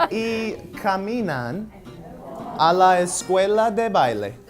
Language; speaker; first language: Spanish; non-native, fluent; English